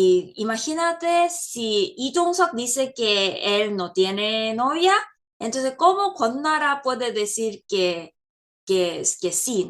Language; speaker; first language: Spanish; non-native, fluent; Korean